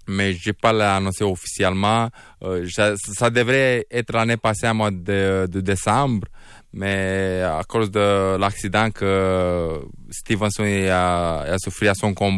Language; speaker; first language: French; non-native, fluent; Romanian